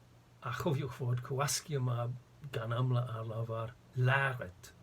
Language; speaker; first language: Welsh; native; Welsh